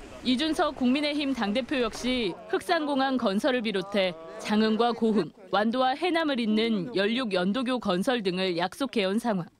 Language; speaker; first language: Korean; native; Korean